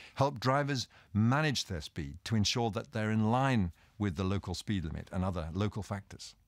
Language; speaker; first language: English; native; English